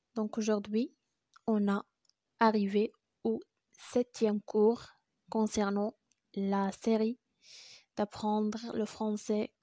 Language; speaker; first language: French; non-native, local second language; Arabic